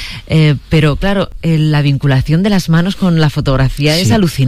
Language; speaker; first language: Spanish; native; Spanish